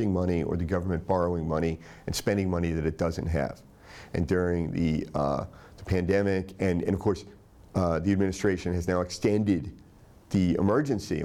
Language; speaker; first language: English; native; English